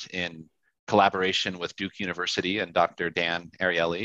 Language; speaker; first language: English; native; English